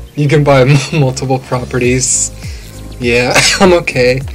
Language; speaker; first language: English; native; English